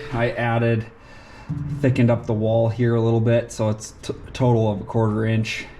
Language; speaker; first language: English; native; English